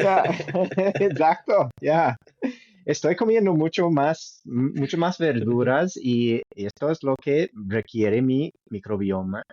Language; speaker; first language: Spanish; non-native, fluent; English